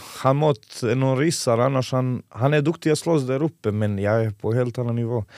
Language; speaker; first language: Swedish; non-native, fluent; Serbian